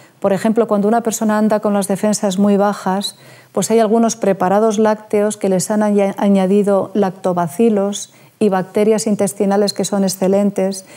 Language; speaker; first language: Spanish; native; Spanish